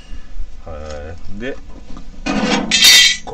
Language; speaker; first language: Japanese; native; Japanese